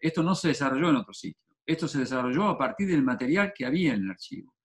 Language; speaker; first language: Spanish; native; Spanish